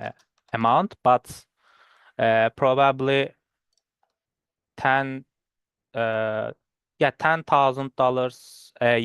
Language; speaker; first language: English; non-native, learner; Turkish